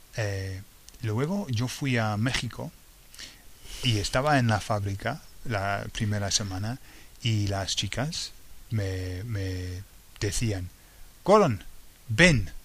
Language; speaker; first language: Spanish; non-native, fluent; English